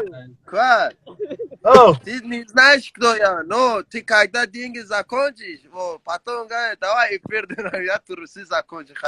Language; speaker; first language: Russian; non-native, learner; Persian